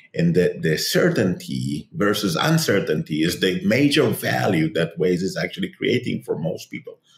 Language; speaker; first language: English; non-native, fluent; Hebrew